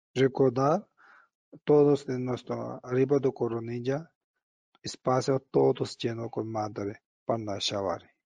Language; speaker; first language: Spanish; non-native, learner; Tibetan